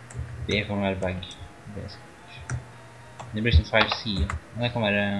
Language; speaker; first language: Norwegian; native; Norwegian